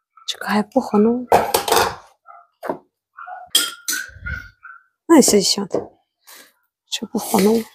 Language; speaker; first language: Chinese; non-native, fluent; Indonesian